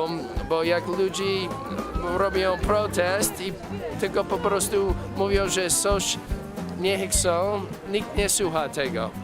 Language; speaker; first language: Polish; non-native, fluent; English